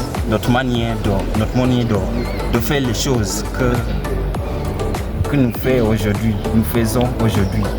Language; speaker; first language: French; non-native, learner; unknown